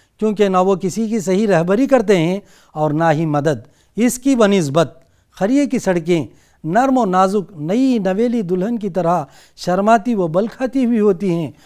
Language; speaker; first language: Urdu; native; Urdu